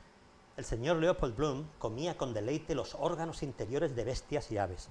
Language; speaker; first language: Spanish; native; Spanish